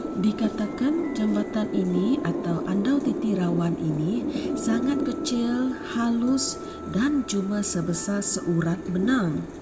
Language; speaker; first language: Malay; non-native, local second language; Iban